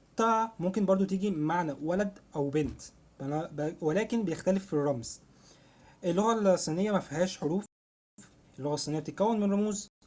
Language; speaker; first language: Egyptian Arabic; native; Egyptian Arabic